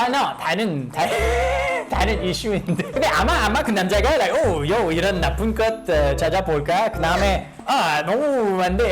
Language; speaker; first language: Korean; non-native, learner; English